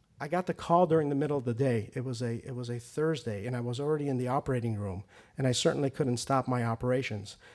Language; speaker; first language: English; early bilingual, other home language; Persian